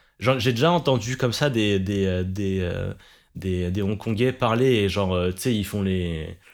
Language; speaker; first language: French; early bilingual, other home language; Cantonese